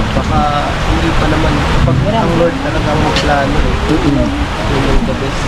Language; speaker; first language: Filipino; non-native, local second language; Waray